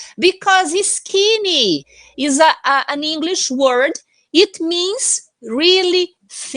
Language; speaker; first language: English; non-native, fluent; Portuguese